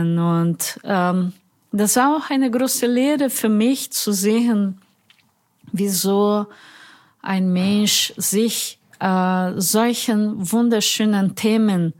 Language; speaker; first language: German; non-native, fluent; Portuguese